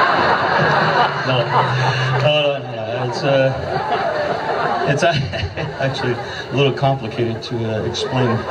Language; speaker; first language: English; native; English